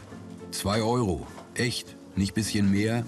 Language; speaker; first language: German; native; German